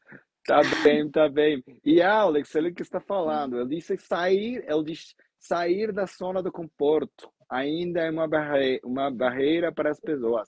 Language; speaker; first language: Portuguese; non-native, fluent; Spanish